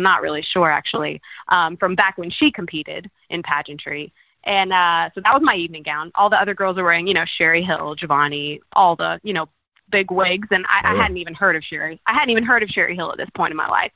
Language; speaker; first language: English; native; English